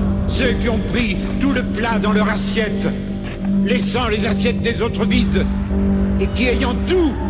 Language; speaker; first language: French; native; French